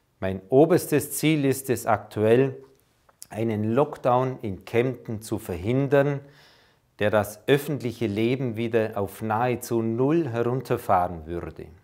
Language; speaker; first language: German; native; German